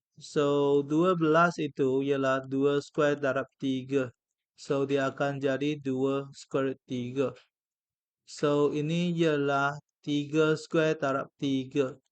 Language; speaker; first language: Malay; non-native, local second language; Chinese